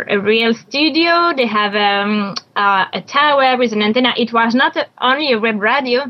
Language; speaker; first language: English; non-native, learner; French